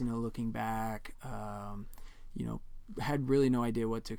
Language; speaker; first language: English; native; English